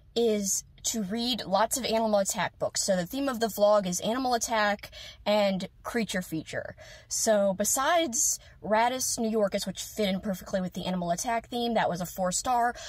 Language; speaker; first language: English; native; English